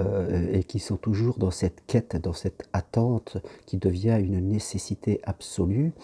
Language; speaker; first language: French; native; French